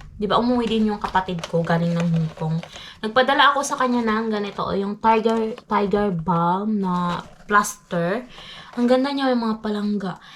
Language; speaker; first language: Filipino; non-native, local second language; Cebuano